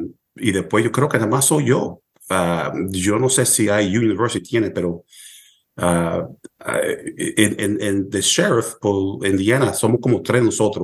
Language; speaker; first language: Spanish; early bilingual, heritage; Spanish